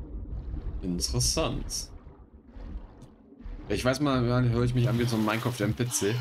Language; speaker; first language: German; native; German